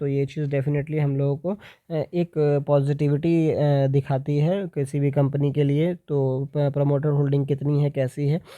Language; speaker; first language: Hindi; native; Hindi